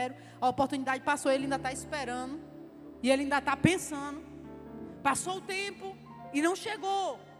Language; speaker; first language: Portuguese; native; Portuguese